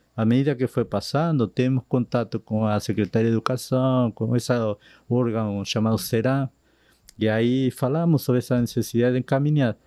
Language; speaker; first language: Portuguese; non-native, fluent; Spanish